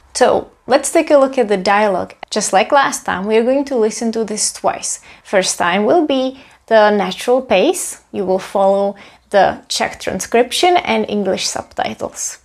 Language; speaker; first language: English; non-native, fluent; Czech